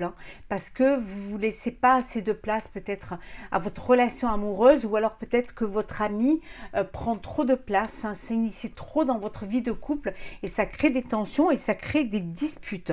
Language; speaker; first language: French; native; French